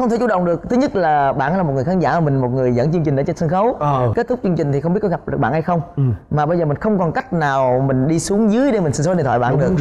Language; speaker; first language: Vietnamese; native; Vietnamese